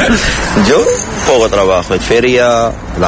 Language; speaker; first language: Spanish; non-native, learner; Arabic